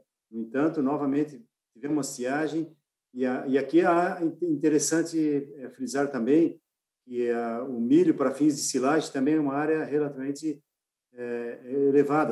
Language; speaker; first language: Portuguese; native; Portuguese